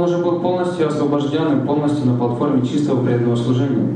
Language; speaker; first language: Russian; native; Russian